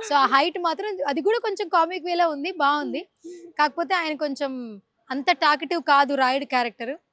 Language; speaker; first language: Telugu; native; Telugu